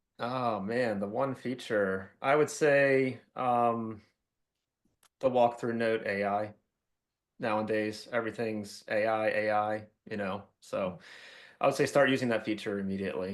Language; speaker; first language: English; native; English